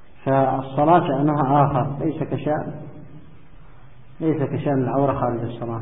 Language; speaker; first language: Arabic; native; Arabic